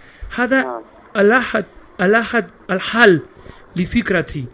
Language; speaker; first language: Arabic; non-native, learner; Spanish